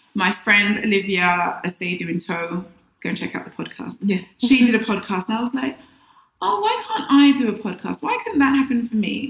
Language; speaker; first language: English; native; English